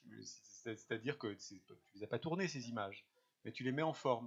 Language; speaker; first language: French; native; French